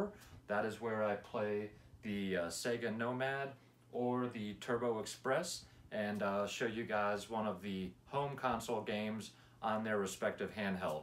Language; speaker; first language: English; native; English